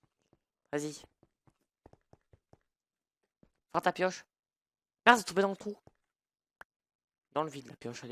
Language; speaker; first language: French; native; French